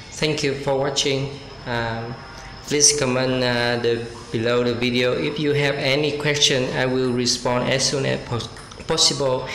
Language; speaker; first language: English; non-native, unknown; Vietnamese